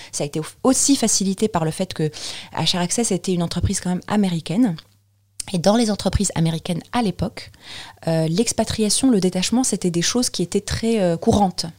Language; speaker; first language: French; non-native, local second language; Arabic